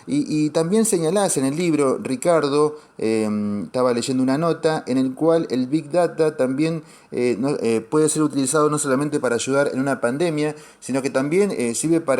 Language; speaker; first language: Spanish; native; Spanish